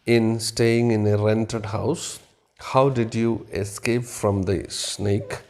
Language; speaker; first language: English; non-native, local second language; Malayalam